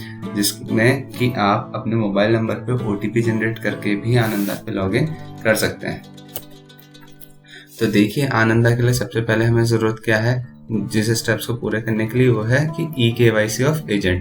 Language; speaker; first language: Hindi; native; Hindi